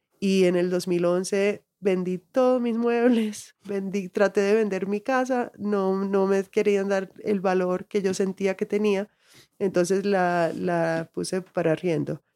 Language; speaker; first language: Spanish; early bilingual, heritage; Spanish